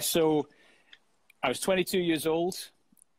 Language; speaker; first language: English; native; English